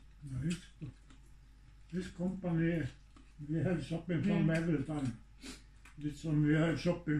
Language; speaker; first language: English; non-native, learner; Swedish